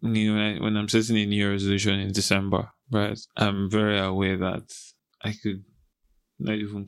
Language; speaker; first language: English; non-native, local second language; Igbo